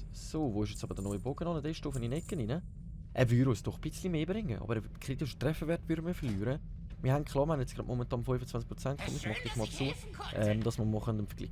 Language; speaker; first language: German; native; German